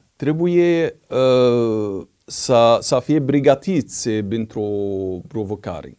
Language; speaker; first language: Romanian; non-native, fluent; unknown